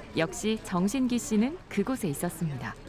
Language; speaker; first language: Korean; native; Korean